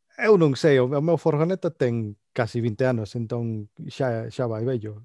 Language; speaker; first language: Galician; native; Galician